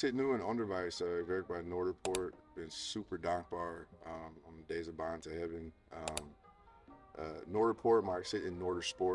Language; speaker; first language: Dutch; non-native, fluent; English